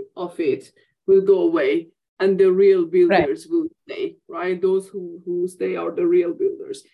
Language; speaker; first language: English; non-native, fluent; Persian